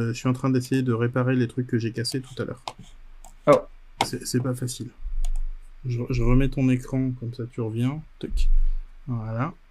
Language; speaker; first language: French; native; French